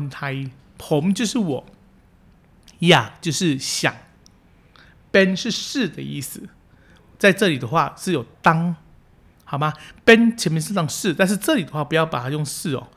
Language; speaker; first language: Chinese; early bilingual, heritage; Chinese